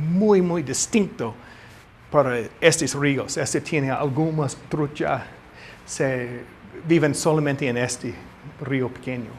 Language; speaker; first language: Spanish; non-native, learner; English